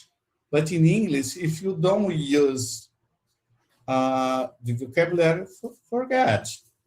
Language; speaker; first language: English; non-native, learner; Portuguese